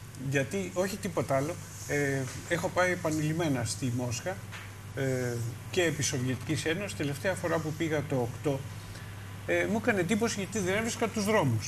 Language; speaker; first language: Greek; native; Greek